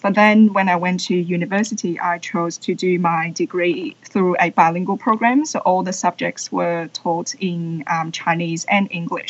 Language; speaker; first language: English; non-native, fluent; Chinese